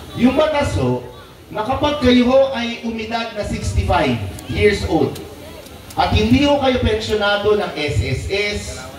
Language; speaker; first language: Filipino; native; Filipino